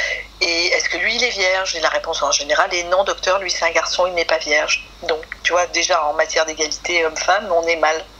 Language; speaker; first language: French; native; French